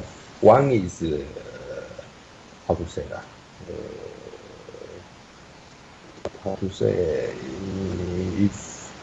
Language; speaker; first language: English; non-native, learner; Chinese